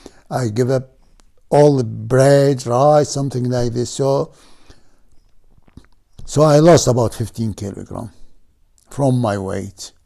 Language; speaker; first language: English; non-native, fluent; Arabic